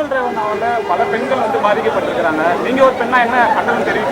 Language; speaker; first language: Tamil; native; Tamil